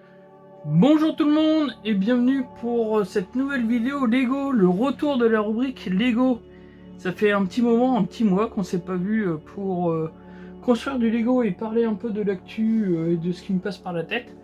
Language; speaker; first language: French; native; French